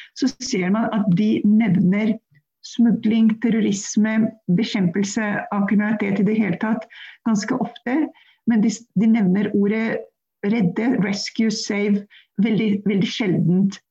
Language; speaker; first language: Norwegian; non-native, fluent; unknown